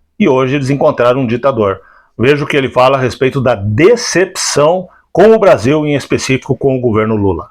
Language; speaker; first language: Portuguese; native; Portuguese